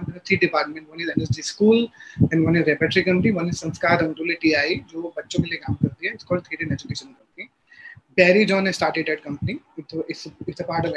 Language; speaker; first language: English; non-native, local second language; Hindi